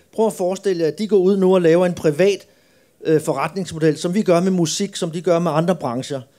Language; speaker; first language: Swedish; non-native, learner; Danish